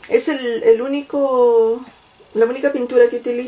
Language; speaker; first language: Spanish; native; Spanish